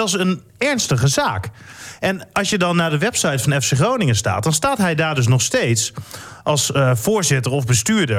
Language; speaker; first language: Dutch; native; Dutch